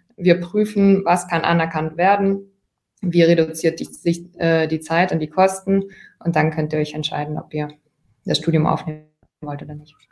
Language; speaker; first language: German; native; German